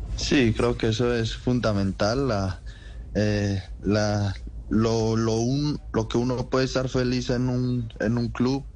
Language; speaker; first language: Spanish; native; Spanish